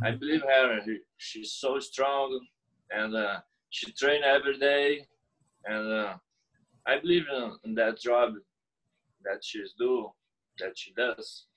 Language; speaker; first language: English; non-native, learner; Portuguese